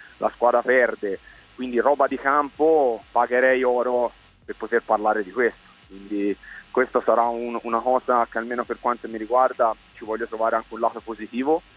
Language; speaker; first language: Italian; native; Italian